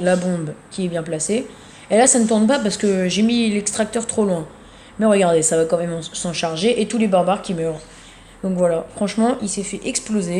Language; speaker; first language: French; native; French